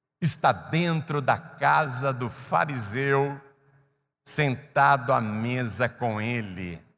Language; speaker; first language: Portuguese; native; Portuguese